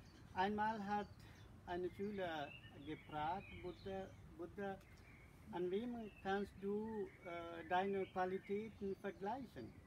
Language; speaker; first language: German; non-native, learner; Sinhala